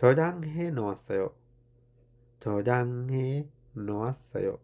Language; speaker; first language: Korean; non-native, fluent; Sinhala